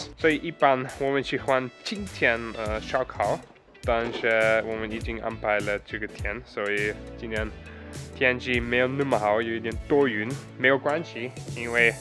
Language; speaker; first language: Chinese; non-native, fluent; German